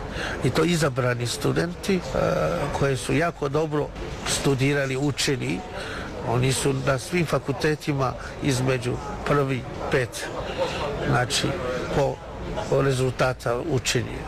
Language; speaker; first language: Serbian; non-native, fluent; Chinese